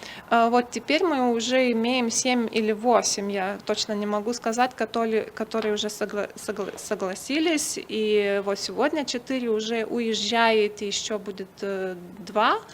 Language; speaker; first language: Russian; non-native, fluent; Lithuanian